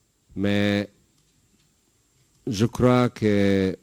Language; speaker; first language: French; non-native, learner; Bosnian